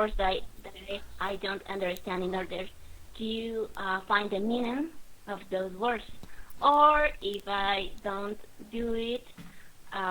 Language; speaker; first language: English; non-native, learner; Spanish